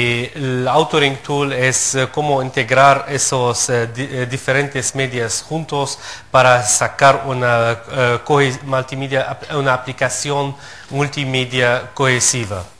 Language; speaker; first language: Spanish; non-native, fluent; Arabic